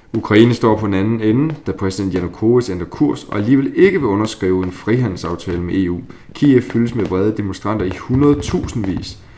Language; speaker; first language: Danish; native; Danish